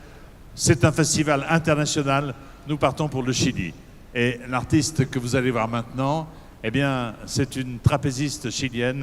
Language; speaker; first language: French; native; French